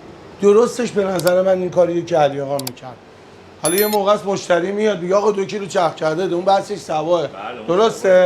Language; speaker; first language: Persian; native; Persian